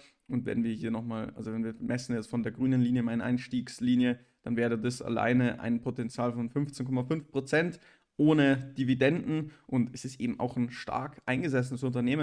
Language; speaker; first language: German; native; German